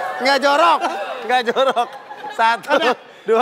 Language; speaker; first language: Indonesian; native; Indonesian